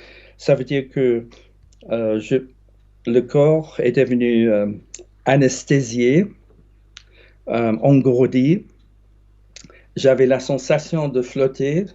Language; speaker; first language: French; non-native, fluent; English